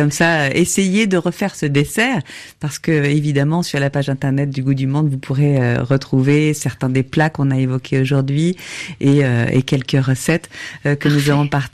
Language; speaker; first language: French; native; French